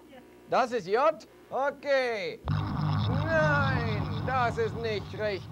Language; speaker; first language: German; non-native, learner; English